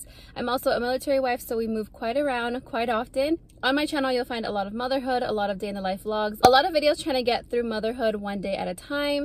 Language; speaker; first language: English; native; English